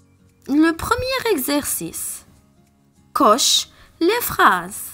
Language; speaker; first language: French; non-native, local second language; Arabic